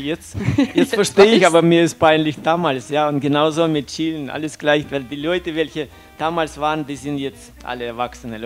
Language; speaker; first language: German; non-native, fluent; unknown